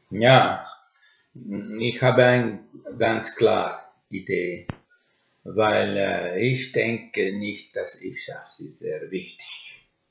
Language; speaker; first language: German; non-native, learner; Finnish